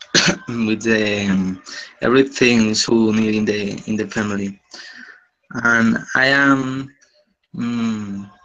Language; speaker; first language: English; non-native, learner; Spanish